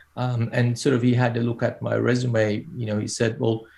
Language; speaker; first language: English; non-native, fluent; Persian